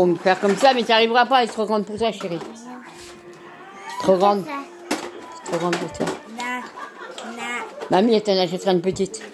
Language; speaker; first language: French; native; French